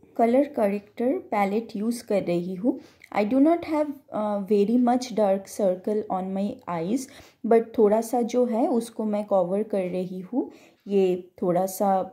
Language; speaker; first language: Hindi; non-native, local second language; Bangla